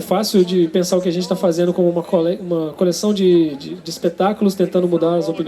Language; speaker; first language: Portuguese; native; Portuguese